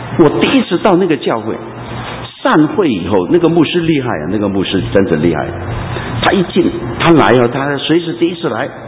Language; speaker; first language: Chinese; non-native, local second language; Cantonese